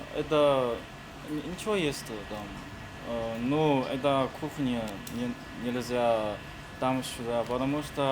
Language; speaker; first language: Russian; non-native, learner; Chinese